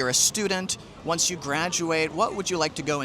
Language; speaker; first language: English; native; English